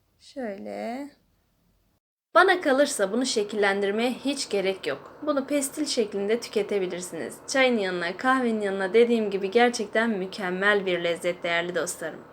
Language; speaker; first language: Turkish; native; Turkish